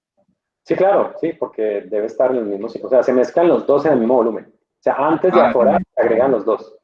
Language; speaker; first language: Spanish; native; Spanish